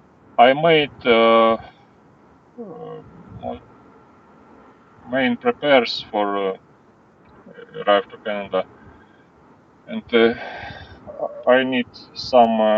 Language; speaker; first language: English; non-native, learner; Ukrainian